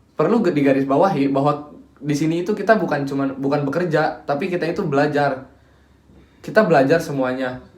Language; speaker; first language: Indonesian; native; Indonesian